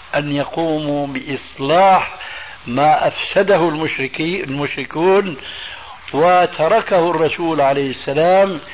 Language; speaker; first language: Arabic; early bilingual, other home language; Albanian